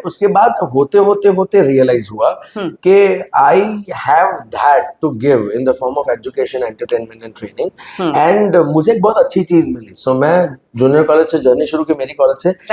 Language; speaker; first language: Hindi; non-native, local second language; Gujarati